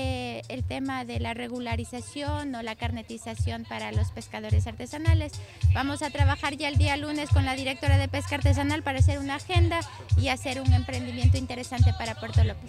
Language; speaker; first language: Spanish; native; Spanish